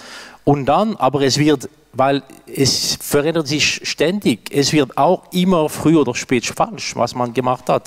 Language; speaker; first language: German; non-native, local second language; French